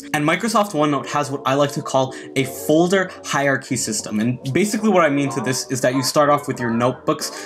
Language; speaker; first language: English; native; English